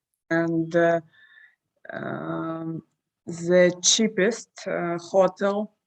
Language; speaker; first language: English; non-native, learner; Russian